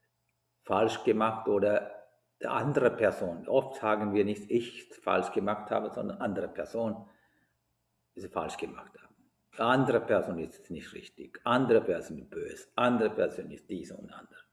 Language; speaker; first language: German; non-native, fluent; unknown